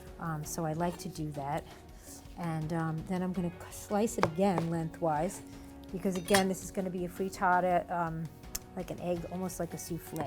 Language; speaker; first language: English; native; English